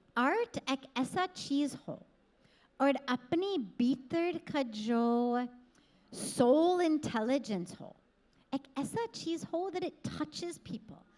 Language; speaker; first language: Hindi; non-native, fluent; English